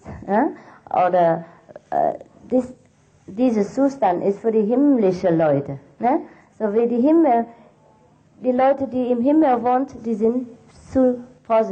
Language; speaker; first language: German; non-native, fluent; Vietnamese